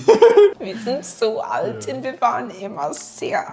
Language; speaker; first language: German; non-native, fluent; English